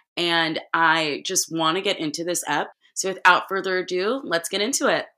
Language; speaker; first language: English; native; English